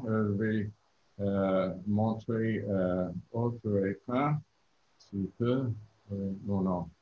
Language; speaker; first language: French; non-native, learner; English